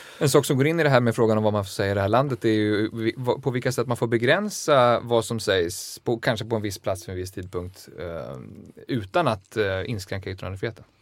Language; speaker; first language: Swedish; native; Swedish